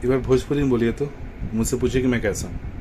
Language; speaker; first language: Hindi; native; Hindi